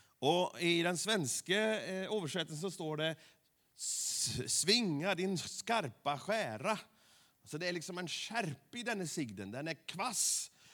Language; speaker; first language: Swedish; native; Swedish